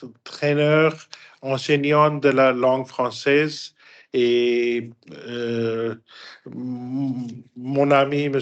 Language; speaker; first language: French; non-native, fluent; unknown